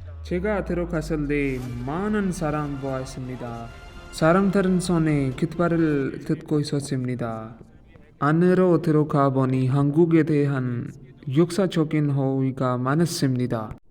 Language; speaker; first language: Korean; non-native, learner; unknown